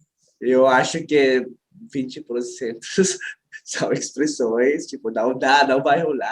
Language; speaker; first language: Portuguese; non-native, learner; Filipino